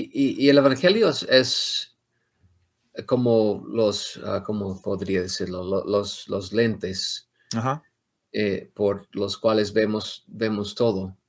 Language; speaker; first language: Spanish; non-native, fluent; English